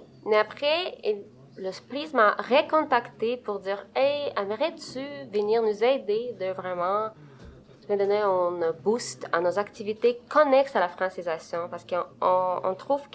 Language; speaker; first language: French; non-native, fluent; Romanian